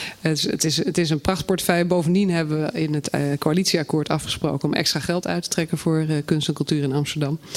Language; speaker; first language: Dutch; native; Dutch